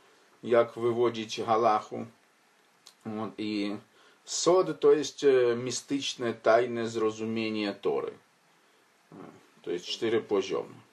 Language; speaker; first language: Polish; non-native, fluent; Ukrainian